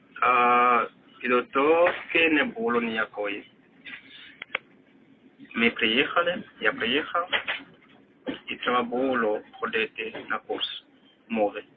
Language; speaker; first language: Ukrainian; non-native, fluent; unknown